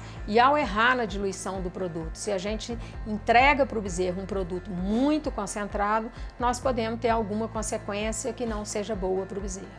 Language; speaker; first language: Portuguese; native; Portuguese